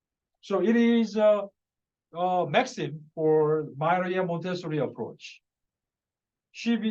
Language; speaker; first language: English; non-native, fluent; Korean